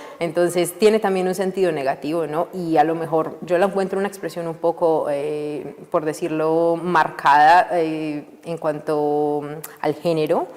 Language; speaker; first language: Spanish; native; Spanish